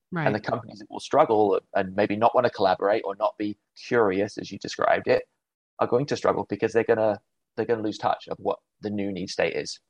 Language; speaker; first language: English; native; English